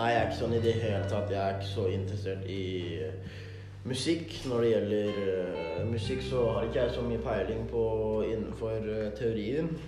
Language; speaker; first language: Norwegian; early bilingual, other home language; Thai